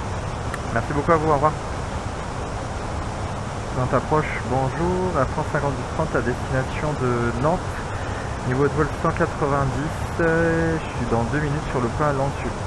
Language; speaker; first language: French; native; French